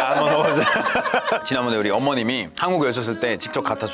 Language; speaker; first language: Korean; non-native, fluent; Spanish